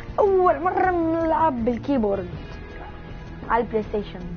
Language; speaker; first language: Arabic; native; Arabic